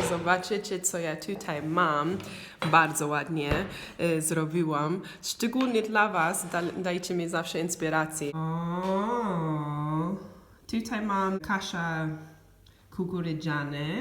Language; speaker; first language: Polish; non-native, learner; English